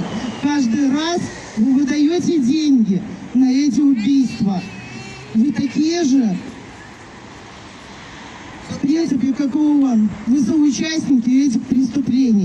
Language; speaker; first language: Russian; native; Russian